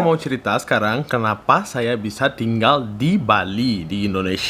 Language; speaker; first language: Indonesian; non-native, fluent; Russian